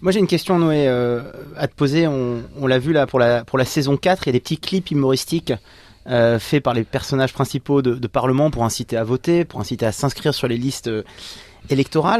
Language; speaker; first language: French; native; French